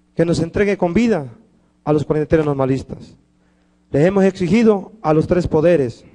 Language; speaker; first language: Spanish; native; Spanish